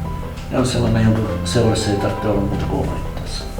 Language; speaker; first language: Finnish; native; Finnish